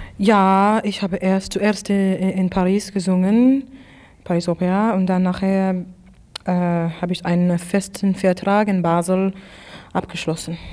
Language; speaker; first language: German; non-native, fluent; English